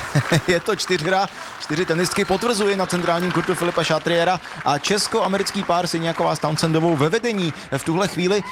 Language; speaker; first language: Czech; native; Czech